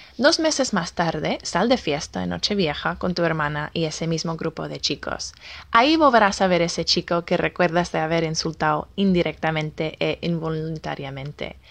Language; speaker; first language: Spanish; non-native, fluent; English